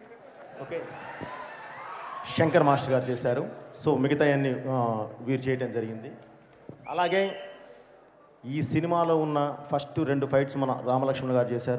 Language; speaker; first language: Telugu; native; Telugu